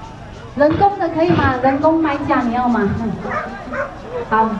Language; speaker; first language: Chinese; native; Chinese